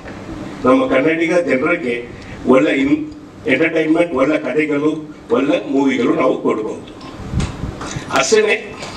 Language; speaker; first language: Kannada; non-native, learner; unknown